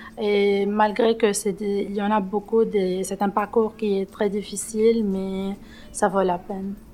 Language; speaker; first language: French; non-native, local second language; Arabic